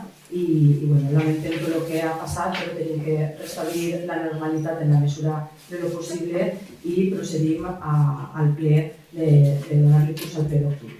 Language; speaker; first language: Catalan; native; Catalan